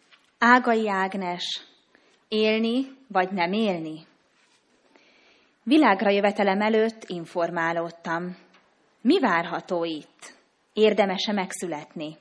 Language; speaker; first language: Hungarian; native; Hungarian